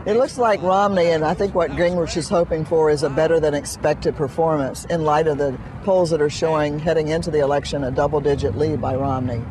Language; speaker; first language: English; native; English